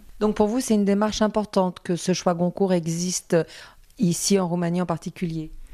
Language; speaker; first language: French; native; French